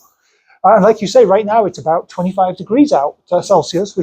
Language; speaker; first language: English; native; English